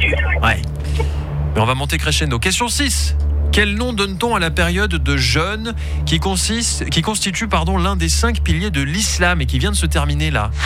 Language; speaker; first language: French; native; French